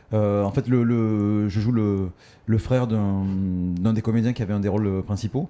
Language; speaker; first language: French; native; French